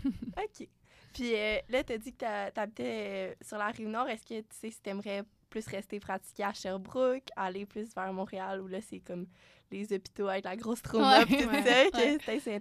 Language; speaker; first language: French; native; French